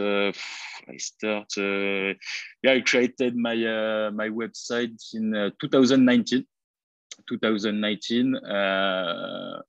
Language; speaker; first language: English; non-native, fluent; French